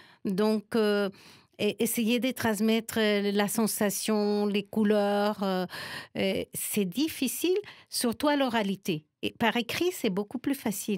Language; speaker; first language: French; non-native, fluent; Spanish